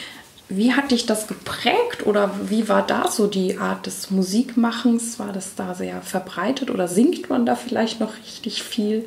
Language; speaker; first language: German; native; German